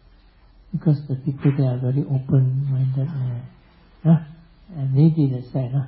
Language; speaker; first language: English; non-native, local second language; Chinese